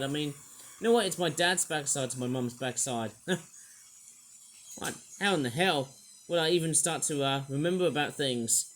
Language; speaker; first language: English; native; English